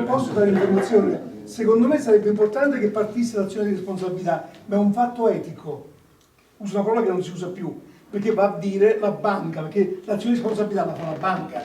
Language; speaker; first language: Italian; native; Italian